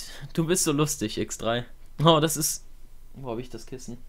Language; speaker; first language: German; native; German